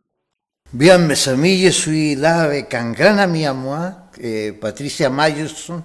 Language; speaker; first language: French; non-native, fluent; Spanish